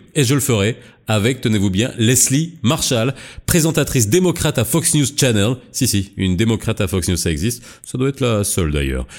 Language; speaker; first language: French; non-native, local second language; Arabic